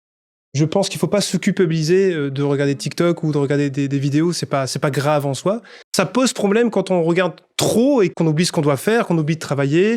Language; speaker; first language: French; native; French